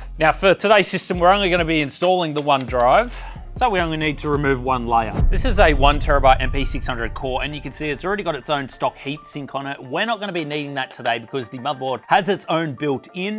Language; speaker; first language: English; native; English